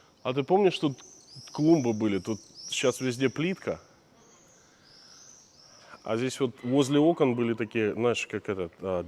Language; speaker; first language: Russian; native; Russian